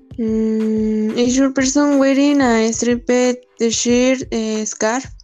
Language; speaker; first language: English; non-native, learner; Spanish